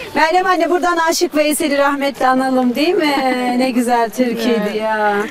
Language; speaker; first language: Turkish; native; Turkish